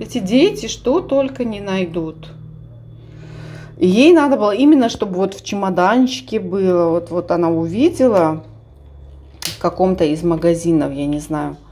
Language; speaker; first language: Russian; native; Russian